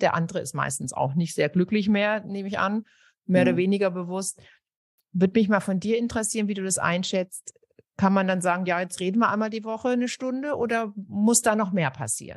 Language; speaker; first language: German; native; German